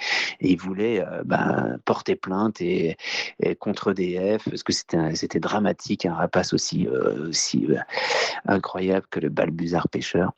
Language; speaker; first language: French; native; French